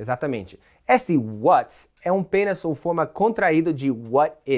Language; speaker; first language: Portuguese; non-native, fluent; English